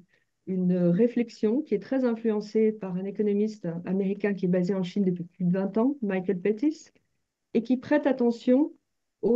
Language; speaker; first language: French; native; French